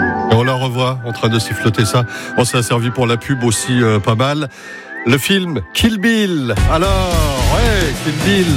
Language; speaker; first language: French; native; French